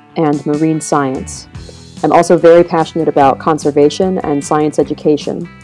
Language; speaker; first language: English; native; English